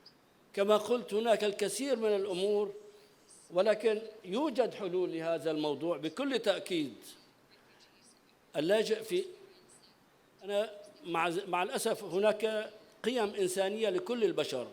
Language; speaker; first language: Arabic; native; Arabic